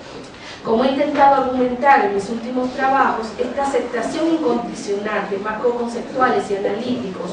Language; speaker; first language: Spanish; native; Spanish